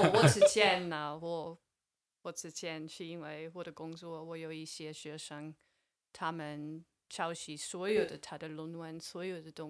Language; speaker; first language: Chinese; non-native, fluent; English